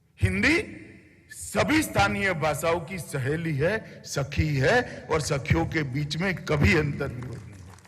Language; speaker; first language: Hindi; non-native, local second language; Gujarati